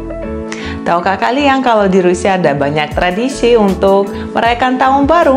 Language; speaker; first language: Indonesian; non-native, fluent; Russian